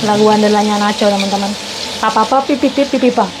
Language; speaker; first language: Indonesian; native; Indonesian